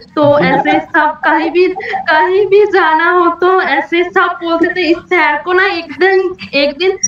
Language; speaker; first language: Hindi; non-native, local second language; Bangla